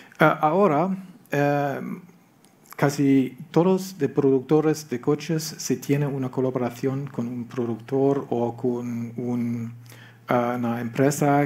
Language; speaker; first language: Spanish; non-native, learner; German